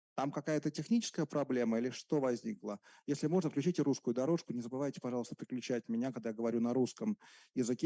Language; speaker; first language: Russian; native; Russian